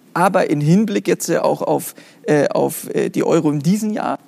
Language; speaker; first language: German; native; German